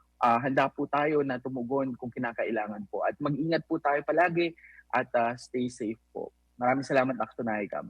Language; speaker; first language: Filipino; non-native, local second language; Pangasinan